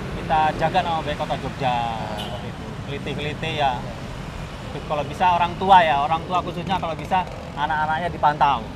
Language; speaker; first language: Indonesian; native; Indonesian